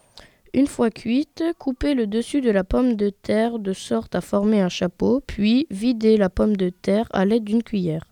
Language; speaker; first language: French; native; French